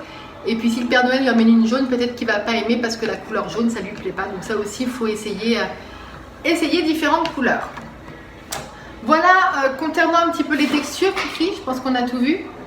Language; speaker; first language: French; native; French